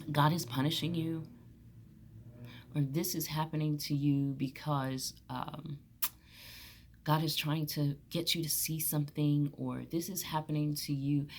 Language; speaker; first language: English; native; English